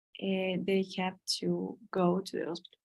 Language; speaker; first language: English; non-native, learner; Spanish